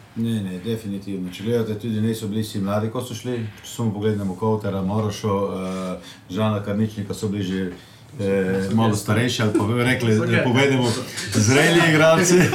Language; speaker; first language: Slovenian; native; Slovenian